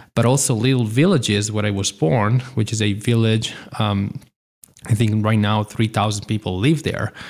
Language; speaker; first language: English; non-native, fluent; Italian